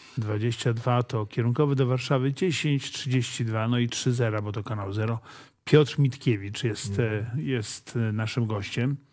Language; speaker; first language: Polish; native; Polish